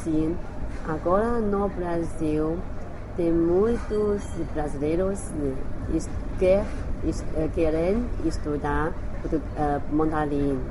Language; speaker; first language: Portuguese; non-native, learner; Chinese